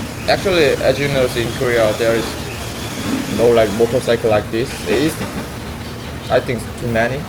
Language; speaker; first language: English; non-native, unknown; Korean